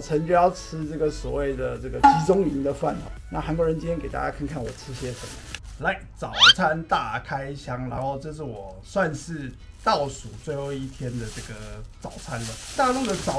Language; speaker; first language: Chinese; native; Chinese